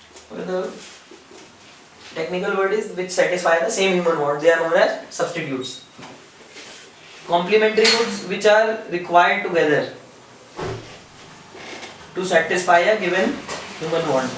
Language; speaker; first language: English; non-native, local second language; Hindi